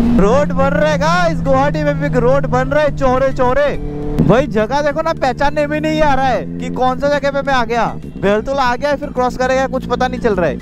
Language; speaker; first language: Hindi; non-native, local second language; Assamese